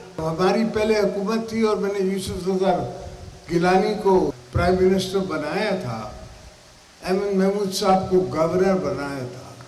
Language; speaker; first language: Urdu; non-native, local second language; Saraiki